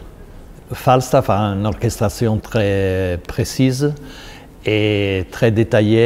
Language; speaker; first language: French; non-native, fluent; Italian